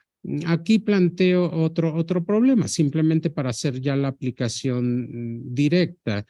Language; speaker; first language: Spanish; native; Spanish